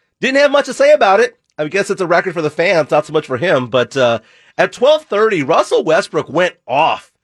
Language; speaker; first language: English; native; English